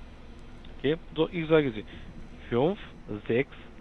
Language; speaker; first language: German; non-native, learner; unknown